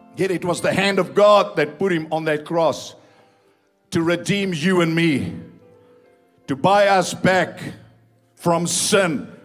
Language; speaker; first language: English; non-native, local second language; Afrikaans